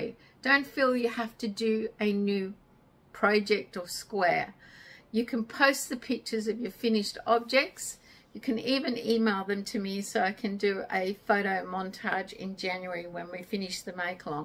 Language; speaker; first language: English; native; English